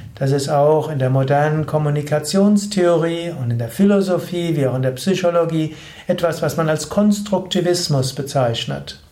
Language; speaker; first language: German; native; German